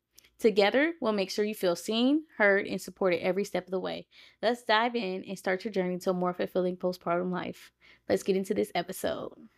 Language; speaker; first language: English; native; English